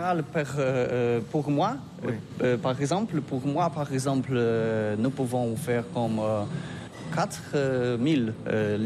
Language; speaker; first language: French; non-native, learner; Polish